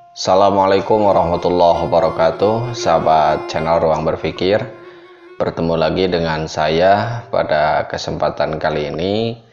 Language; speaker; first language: Indonesian; non-native, local second language; Sundanese